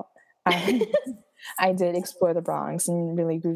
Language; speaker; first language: English; non-native, fluent; Haitian Creole